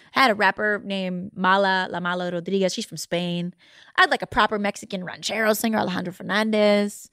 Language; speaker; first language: English; native; English